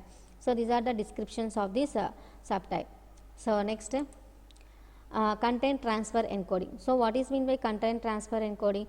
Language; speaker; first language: English; non-native, local second language; Telugu